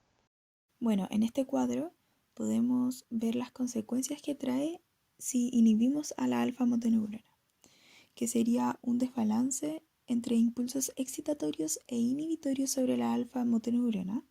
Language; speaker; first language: Spanish; native; Spanish